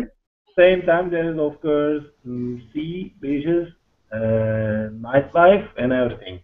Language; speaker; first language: English; non-native, learner; Turkish